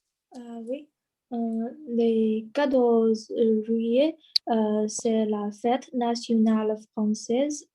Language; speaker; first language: French; non-native, learner; Chinese